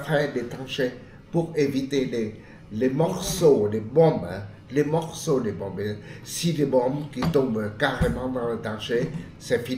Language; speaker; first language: French; non-native, fluent; Vietnamese